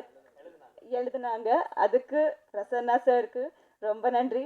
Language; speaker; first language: Tamil; non-native, learner; Telugu